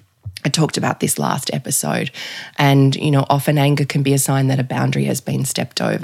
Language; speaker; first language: English; native; English